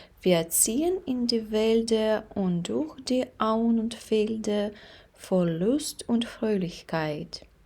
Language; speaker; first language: German; non-native, fluent; Ukrainian